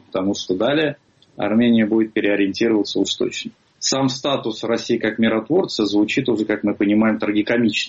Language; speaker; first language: Russian; native; Russian